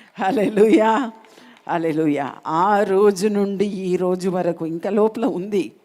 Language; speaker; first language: Telugu; non-native, local second language; Malayalam